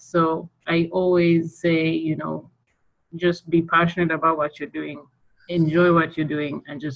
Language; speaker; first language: English; non-native, local second language; Ganda